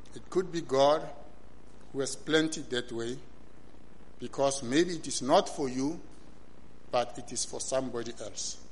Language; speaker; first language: English; non-native, local second language; Tswana